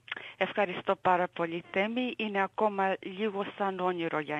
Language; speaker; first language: Greek; early bilingual, heritage; Greek